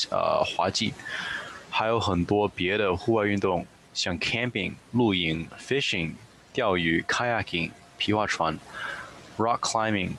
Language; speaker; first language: Chinese; early bilingual, heritage; Chinese